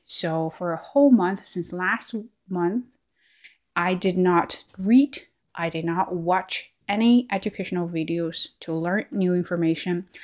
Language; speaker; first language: English; non-native, fluent; Chinese